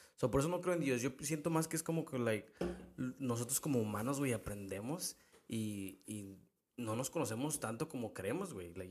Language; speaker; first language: Spanish; early bilingual, heritage; Spanish